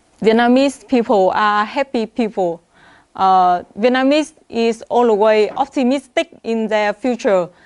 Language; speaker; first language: English; non-native, learner; Vietnamese